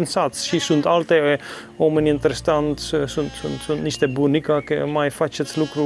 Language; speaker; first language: Romanian; non-native, learner; Dutch